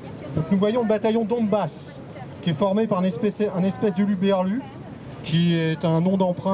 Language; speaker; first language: French; native; French